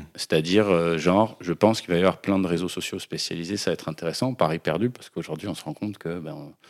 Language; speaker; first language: French; native; French